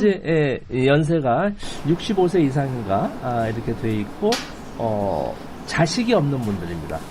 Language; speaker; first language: Korean; native; Korean